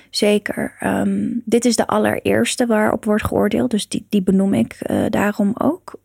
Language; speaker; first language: Dutch; early bilingual, other home language; Persian